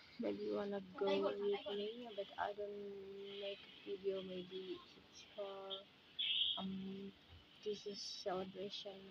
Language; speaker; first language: English; non-native, learner; Indonesian